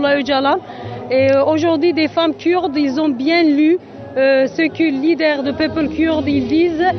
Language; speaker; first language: French; non-native, learner; Kurdish